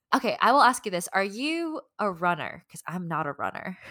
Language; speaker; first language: English; early bilingual, other home language; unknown